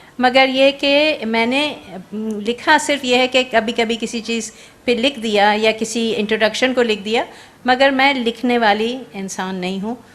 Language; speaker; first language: Urdu; native; Urdu